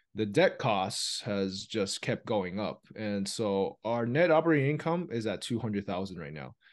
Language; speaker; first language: English; early bilingual, other home language; Chinese